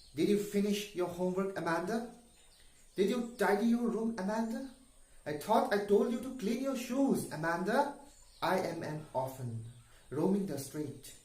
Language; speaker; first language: English; non-native, local second language; Assamese